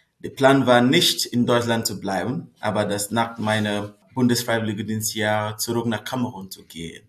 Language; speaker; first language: German; non-native, fluent; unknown